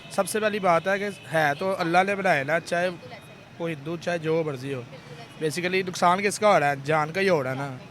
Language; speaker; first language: Urdu; non-native, local second language; Punjabi